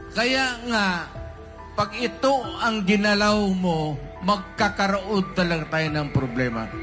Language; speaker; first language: Filipino; non-native, local second language; Cebuano